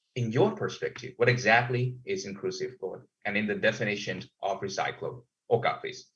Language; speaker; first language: English; non-native, fluent; Thai